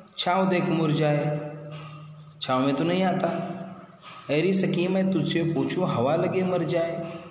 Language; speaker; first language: Hindi; non-native, local second language; Marathi